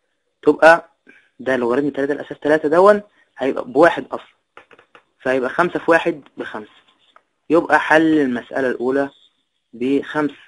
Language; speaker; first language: Arabic; native; Arabic